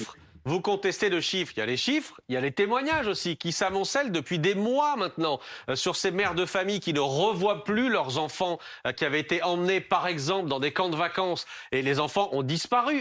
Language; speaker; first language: French; native; French